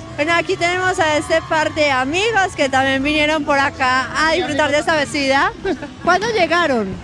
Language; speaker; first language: Spanish; native; Spanish